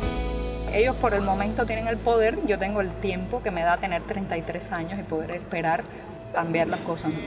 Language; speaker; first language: Spanish; native; Spanish